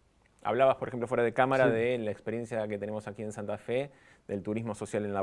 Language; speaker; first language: Spanish; native; Spanish